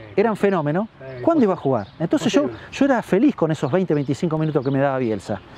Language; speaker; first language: Spanish; native; Spanish